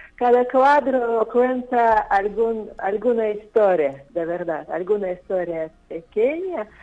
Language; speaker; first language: Spanish; non-native, fluent; Russian